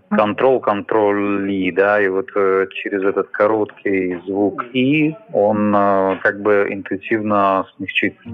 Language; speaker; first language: Russian; native; Russian